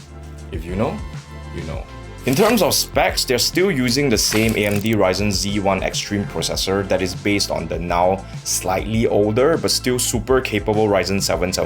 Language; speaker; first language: English; native; English